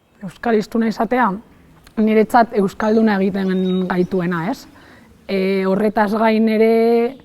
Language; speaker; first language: Basque; non-native, local second language; Spanish